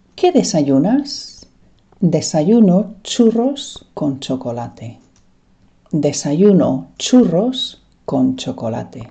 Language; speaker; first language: Spanish; non-native, fluent; English